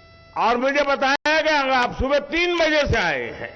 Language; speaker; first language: Hindi; native; Hindi